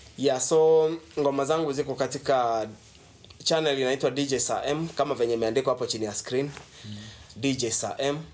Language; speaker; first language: Swahili; non-native, local second language; Gusii